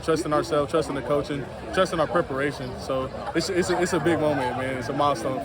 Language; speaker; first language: English; native; English